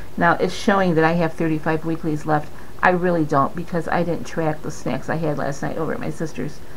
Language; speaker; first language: English; native; English